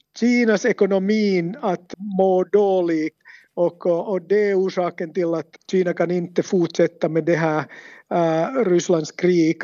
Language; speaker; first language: Swedish; non-native, local second language; Finnish